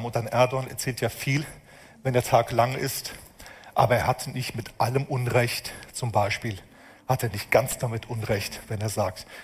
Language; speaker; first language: German; native; German